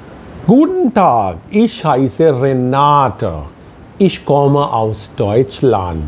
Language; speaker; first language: German; non-native, fluent; Hindi